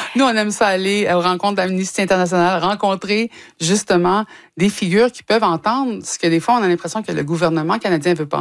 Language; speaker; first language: French; native; French